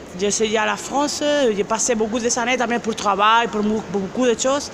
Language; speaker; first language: French; non-native, fluent; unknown